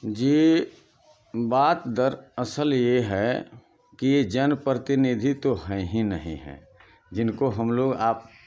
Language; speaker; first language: Hindi; native; Hindi